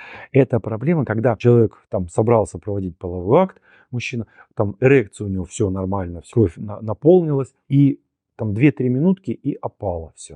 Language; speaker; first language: Russian; native; Russian